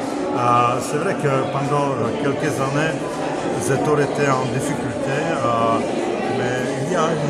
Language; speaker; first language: French; non-native, fluent; Czech